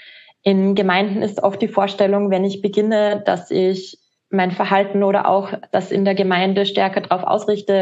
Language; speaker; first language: German; native; German